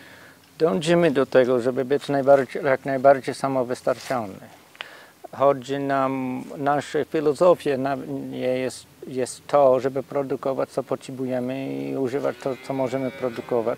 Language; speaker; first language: Polish; non-native, learner; English